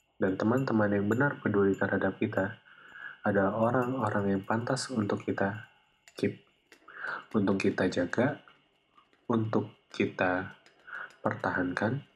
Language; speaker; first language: Indonesian; native; Indonesian